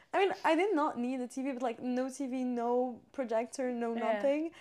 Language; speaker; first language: English; non-native, fluent; French